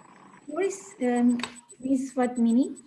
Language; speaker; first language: English; non-native, learner; Indonesian